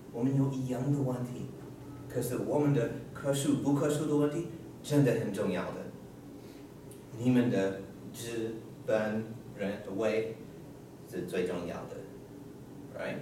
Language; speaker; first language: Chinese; non-native, learner; English